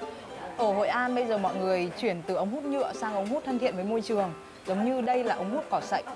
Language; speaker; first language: Vietnamese; native; Vietnamese